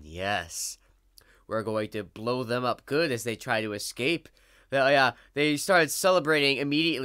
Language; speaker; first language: English; native; English